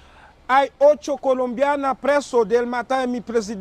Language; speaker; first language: Spanish; non-native, learner; Haitian Creole